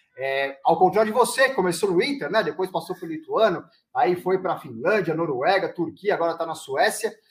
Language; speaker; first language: Portuguese; native; Portuguese